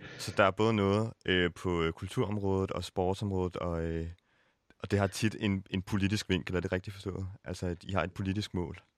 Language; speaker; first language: Danish; native; Danish